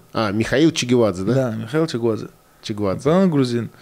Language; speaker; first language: Russian; native; Russian